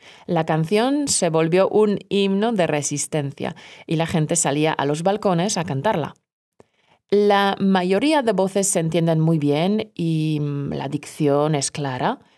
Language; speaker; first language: Spanish; non-native, fluent; Polish